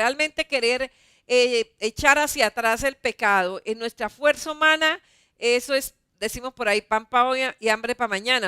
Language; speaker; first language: Spanish; native; Spanish